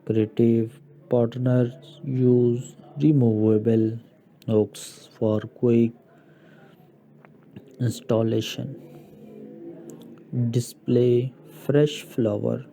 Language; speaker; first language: English; non-native, local second language; Urdu